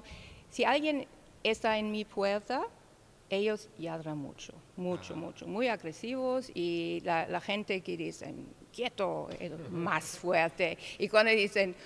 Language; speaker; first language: Spanish; non-native, learner; German